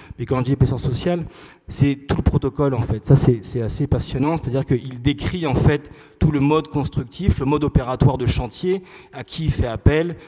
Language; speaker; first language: French; native; French